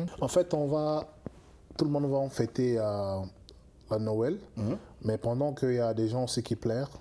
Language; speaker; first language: French; non-native, local second language; Lingala